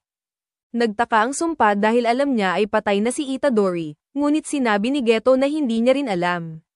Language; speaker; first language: Filipino; native; Filipino